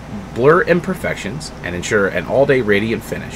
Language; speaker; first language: English; native; English